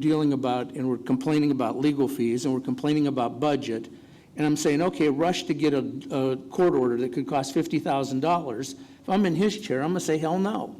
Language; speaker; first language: English; native; English